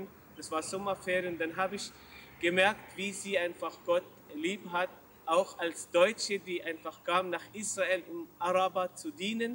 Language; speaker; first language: German; non-native, learner; Arabic